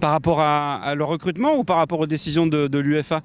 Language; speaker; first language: French; native; French